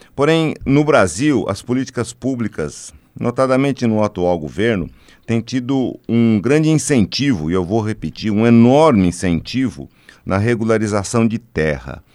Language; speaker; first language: Portuguese; native; Portuguese